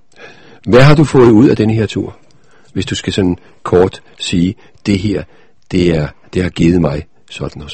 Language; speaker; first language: Danish; native; Danish